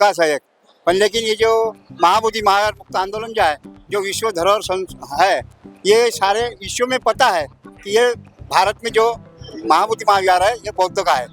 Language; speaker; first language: Hindi; native; Hindi